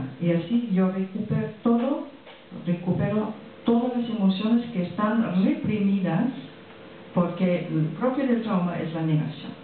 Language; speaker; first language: Spanish; non-native, fluent; French